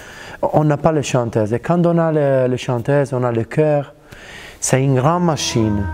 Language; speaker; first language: French; non-native, fluent; Italian